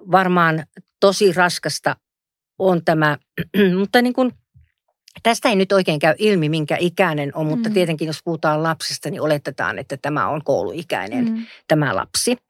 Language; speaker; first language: Finnish; native; Finnish